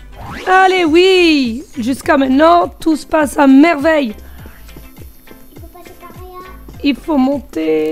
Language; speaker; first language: French; native; French